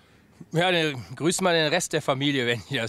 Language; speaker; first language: German; native; German